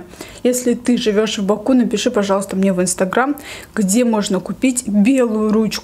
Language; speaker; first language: Russian; native; Russian